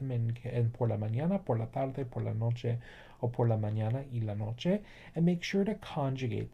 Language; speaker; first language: Spanish; non-native, fluent; English